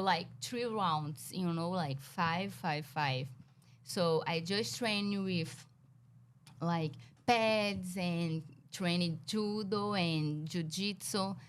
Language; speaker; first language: English; non-native, learner; Portuguese